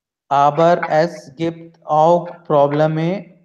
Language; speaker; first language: German; non-native, learner; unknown